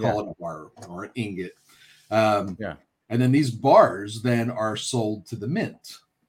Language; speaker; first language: English; native; English